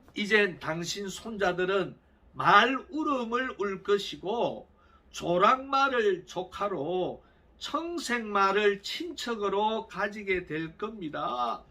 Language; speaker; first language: Korean; native; Korean